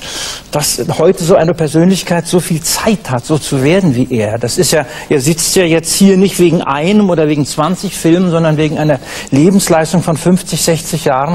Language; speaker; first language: German; native; German